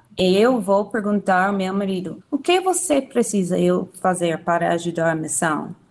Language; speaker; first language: Portuguese; non-native, learner; English